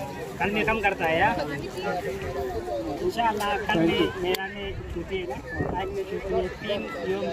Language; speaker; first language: Hindi; non-native, learner; Oromo